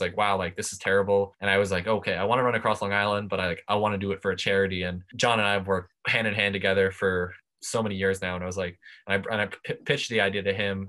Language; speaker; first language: English; native; English